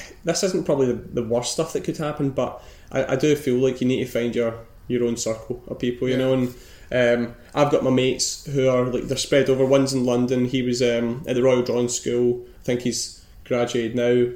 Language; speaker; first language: English; native; English